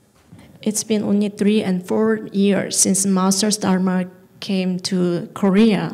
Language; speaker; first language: English; non-native, fluent; Korean